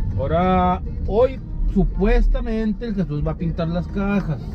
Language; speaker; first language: Spanish; early bilingual, heritage; Spanish